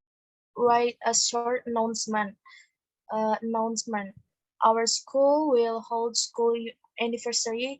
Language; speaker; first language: English; non-native, learner; Indonesian